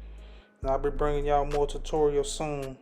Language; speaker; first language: English; native; English